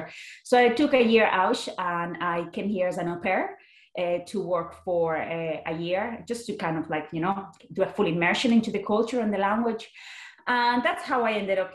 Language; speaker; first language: English; non-native, fluent; Spanish